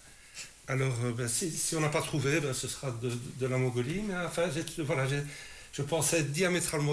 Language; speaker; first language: French; native; French